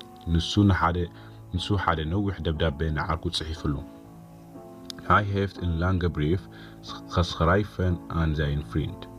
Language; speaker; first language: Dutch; non-native, fluent; Tigrinya